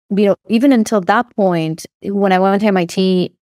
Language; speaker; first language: English; non-native, fluent; Hebrew